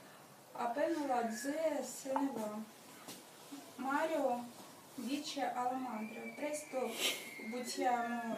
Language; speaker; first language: Italian; non-native, learner; Russian